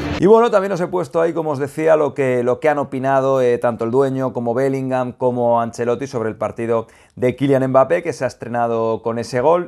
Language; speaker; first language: Spanish; native; Spanish